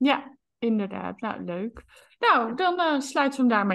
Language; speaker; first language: Dutch; native; Dutch